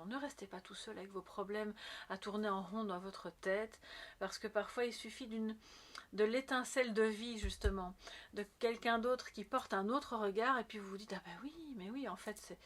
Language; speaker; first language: French; native; French